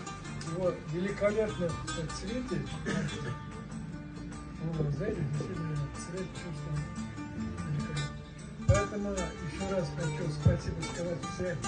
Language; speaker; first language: Russian; non-native, local second language; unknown